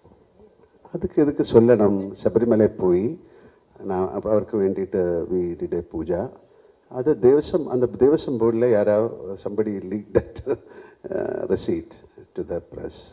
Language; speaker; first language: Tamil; non-native, local second language; Malayalam